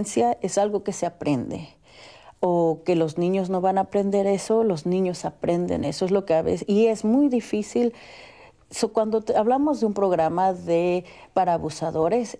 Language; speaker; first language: Spanish; early bilingual, heritage; Spanish